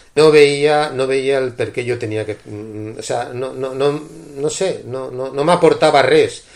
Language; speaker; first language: Spanish; non-native, local second language; Catalan